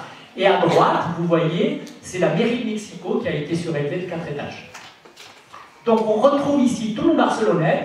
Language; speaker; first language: French; native; French